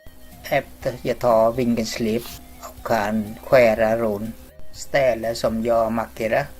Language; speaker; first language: Swedish; non-native, learner; Vietnamese